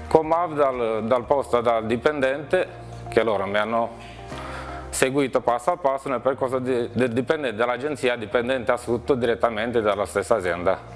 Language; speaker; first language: Italian; non-native, fluent; Romanian